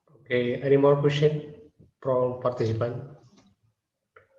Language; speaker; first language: English; non-native, learner; Indonesian